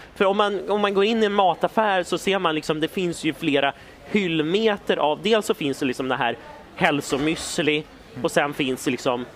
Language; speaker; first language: Swedish; native; Swedish